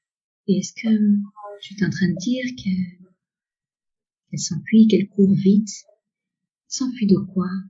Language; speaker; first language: French; native; French